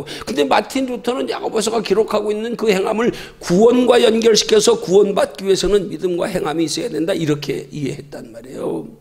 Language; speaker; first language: Korean; native; Korean